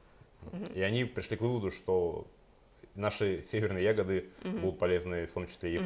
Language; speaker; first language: Russian; native; Russian